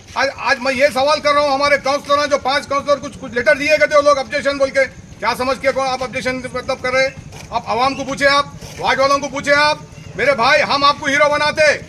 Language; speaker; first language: Hindi; non-native, local second language; Urdu